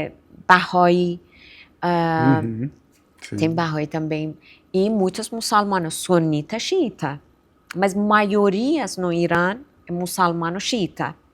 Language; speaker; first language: Portuguese; non-native, fluent; Persian